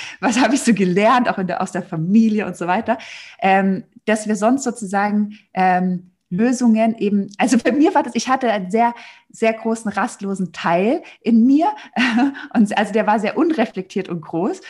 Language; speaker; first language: German; native; German